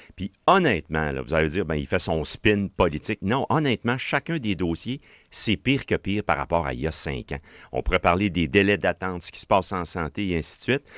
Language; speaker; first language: French; native; French